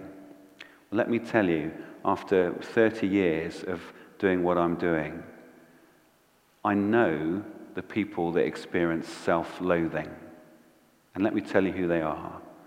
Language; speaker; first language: English; native; English